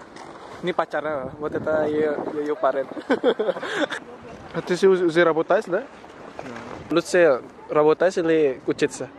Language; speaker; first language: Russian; non-native, learner; Indonesian